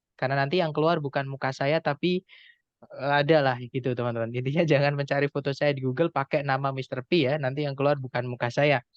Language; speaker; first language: Indonesian; non-native, local second language; Javanese